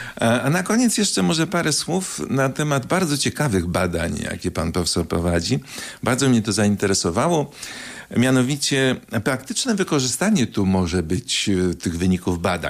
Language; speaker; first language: Polish; native; Polish